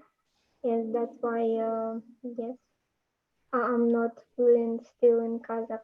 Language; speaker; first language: English; non-native, learner; Russian